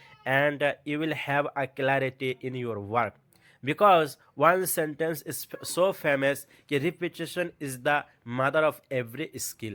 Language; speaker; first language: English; non-native, learner; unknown